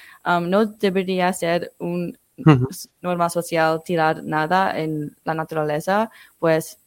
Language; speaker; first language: Spanish; non-native, fluent; English